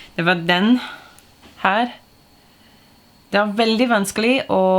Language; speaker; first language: Norwegian; non-native, fluent; English